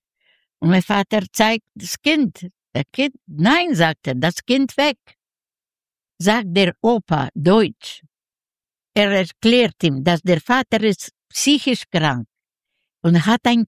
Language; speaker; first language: German; non-native, fluent; Yiddish